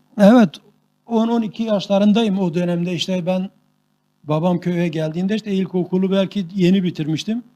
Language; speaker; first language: Turkish; non-native, local second language; Kurdish